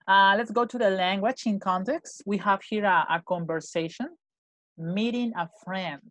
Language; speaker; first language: English; non-native, fluent; Spanish